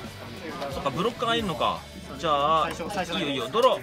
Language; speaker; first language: Japanese; native; Japanese